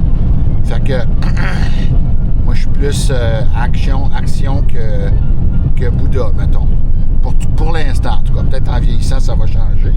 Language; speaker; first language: French; native; French